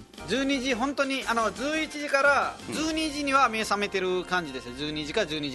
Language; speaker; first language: Japanese; non-native, fluent; Nepali